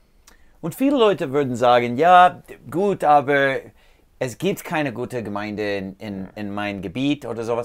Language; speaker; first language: German; non-native, learner; English